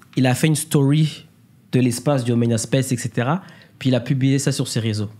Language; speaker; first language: French; native; French